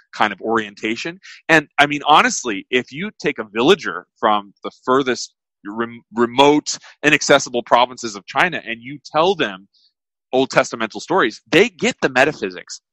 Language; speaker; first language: English; native; English